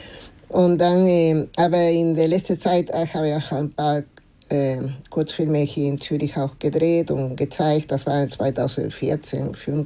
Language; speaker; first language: German; non-native, fluent; Spanish